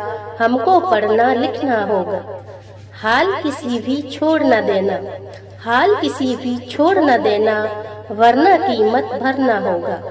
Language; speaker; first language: Hindi; native; Hindi